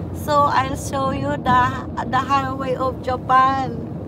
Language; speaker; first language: English; non-native, local second language; Cebuano